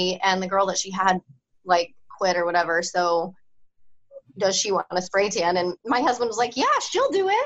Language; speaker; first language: English; native; English